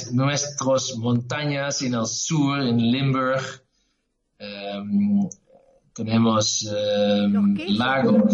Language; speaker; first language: Spanish; non-native, learner; Dutch